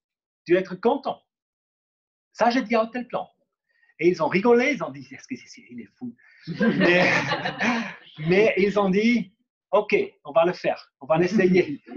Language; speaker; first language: French; non-native, local second language; German